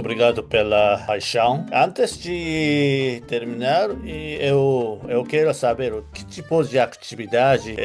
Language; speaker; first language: Portuguese; non-native, learner; Japanese